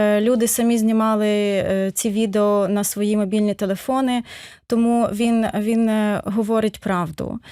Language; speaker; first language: Ukrainian; native; Ukrainian